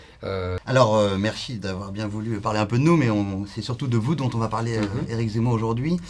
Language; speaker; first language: French; native; French